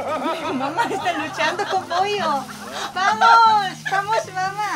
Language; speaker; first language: Spanish; non-native, fluent; Korean